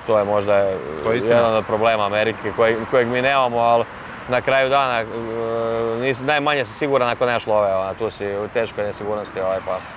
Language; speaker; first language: Serbian; native; Serbian